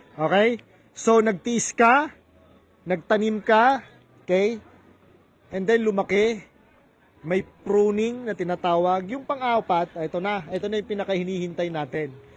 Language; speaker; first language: Filipino; native; Filipino